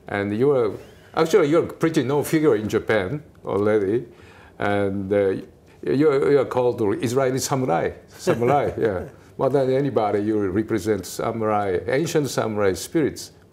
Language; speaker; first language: English; non-native, fluent; Japanese